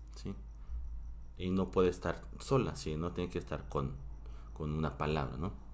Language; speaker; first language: Spanish; non-native, fluent; Korean